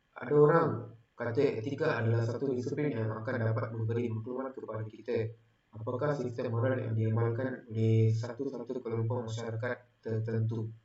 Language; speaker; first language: Malay; non-native, local second language; Tamil